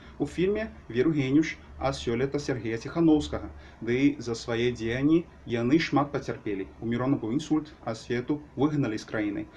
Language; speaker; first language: Belarusian; non-native, learner; Portuguese